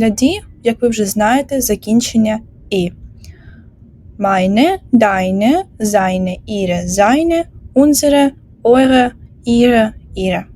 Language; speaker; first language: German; non-native, fluent; Ukrainian